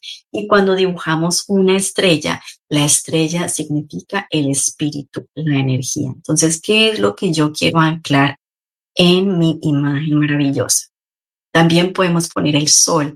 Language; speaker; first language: Spanish; native; Spanish